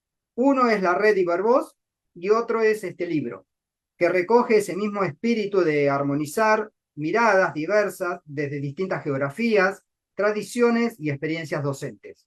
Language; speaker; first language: Spanish; native; Spanish